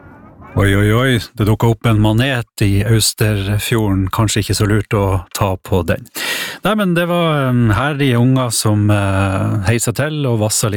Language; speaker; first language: Norwegian; native; Norwegian